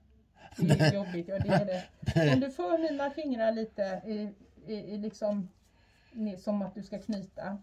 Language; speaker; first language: Swedish; native; Swedish